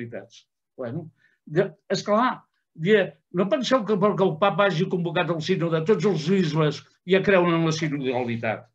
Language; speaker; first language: Catalan; native; Catalan